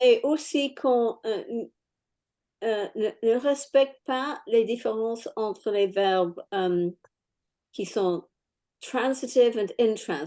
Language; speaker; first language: French; non-native, fluent; English